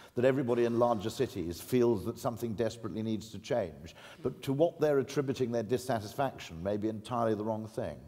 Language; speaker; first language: English; native; English